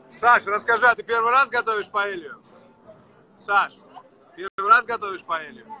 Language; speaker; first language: Russian; native; Russian